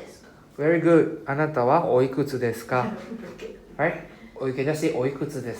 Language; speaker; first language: Japanese; non-native, fluent; English